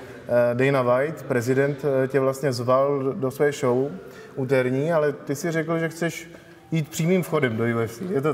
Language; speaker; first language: Czech; native; Czech